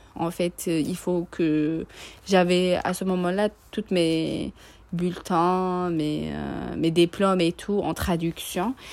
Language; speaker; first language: French; non-native, local second language; Arabic